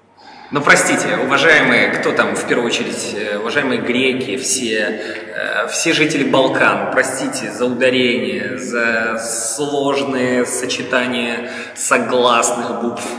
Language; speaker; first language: Russian; native; Russian